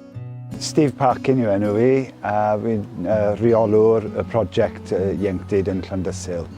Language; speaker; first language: Welsh; non-native, fluent; English